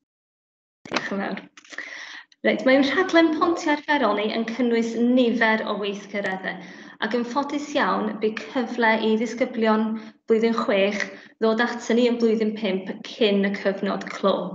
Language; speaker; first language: Welsh; native; Welsh